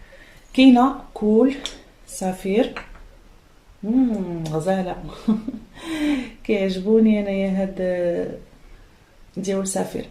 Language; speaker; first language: Arabic; native; Arabic